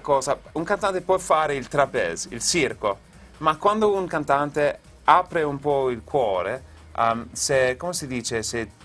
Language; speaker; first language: Italian; non-native, fluent; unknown